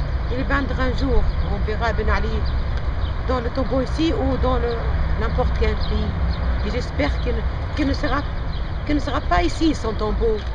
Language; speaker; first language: French; non-native, local second language; Arabic